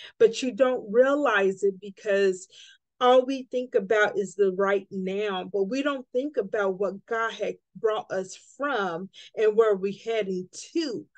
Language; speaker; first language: English; native; English